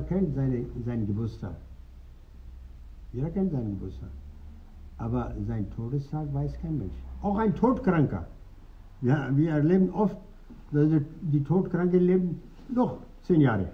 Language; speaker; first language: German; non-native, fluent; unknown